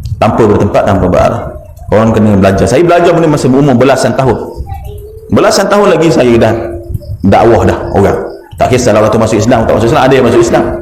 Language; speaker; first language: Malay; native; Malay